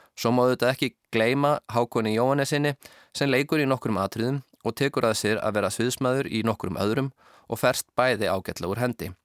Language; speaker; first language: Icelandic; native; Icelandic